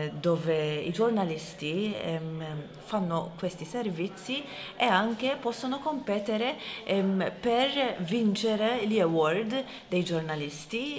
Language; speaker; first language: Italian; non-native, fluent; Maltese